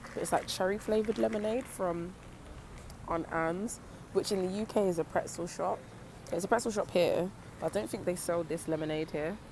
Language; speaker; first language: English; native; English